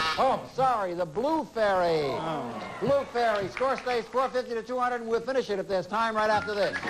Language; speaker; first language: English; native; English